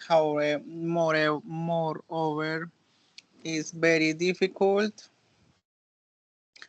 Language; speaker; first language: English; non-native, learner; Spanish